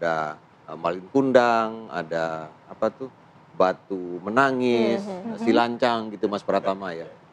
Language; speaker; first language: Indonesian; native; Indonesian